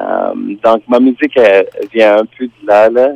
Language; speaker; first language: French; non-native, fluent; Tsonga